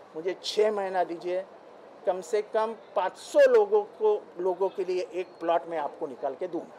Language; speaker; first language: Hindi; non-native, local second language; Marathi